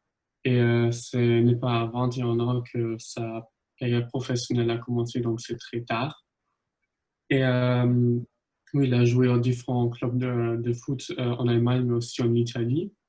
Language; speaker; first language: French; non-native, fluent; German